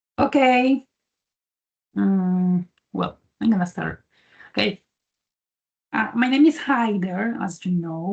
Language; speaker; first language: English; non-native, learner; Spanish